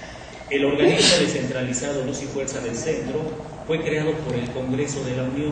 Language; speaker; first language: Spanish; native; Spanish